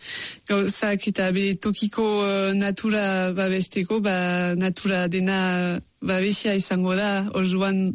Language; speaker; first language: Basque; non-native, local second language; French